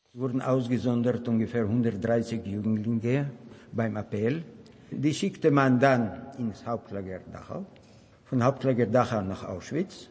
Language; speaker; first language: German; non-native, learner; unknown